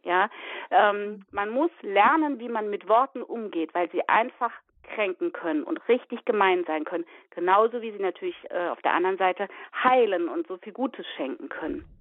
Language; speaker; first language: German; native; German